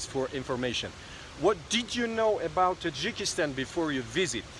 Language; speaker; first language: English; non-native, learner; Tajik